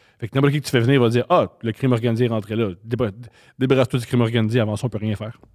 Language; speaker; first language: French; native; French